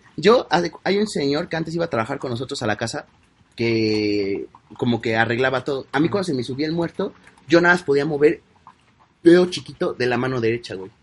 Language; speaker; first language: Spanish; native; Spanish